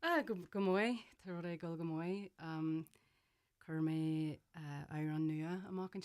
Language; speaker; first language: Irish; non-native, local second language; English